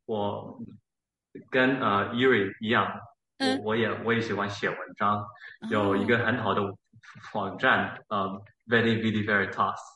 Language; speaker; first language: Chinese; early bilingual, heritage; Chinese